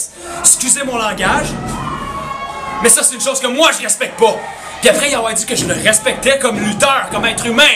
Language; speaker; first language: French; native; French